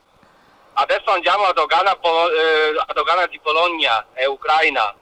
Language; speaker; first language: Italian; non-native, learner; Ukrainian